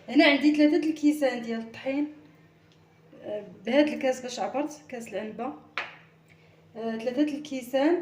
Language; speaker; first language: Arabic; native; Arabic